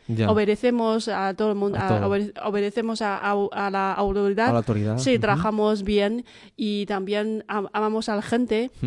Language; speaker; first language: Spanish; non-native, fluent; Chinese